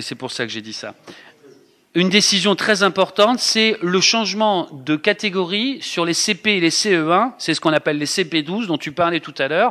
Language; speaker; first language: French; native; French